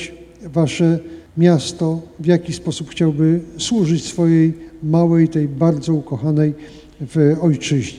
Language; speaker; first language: Polish; native; Polish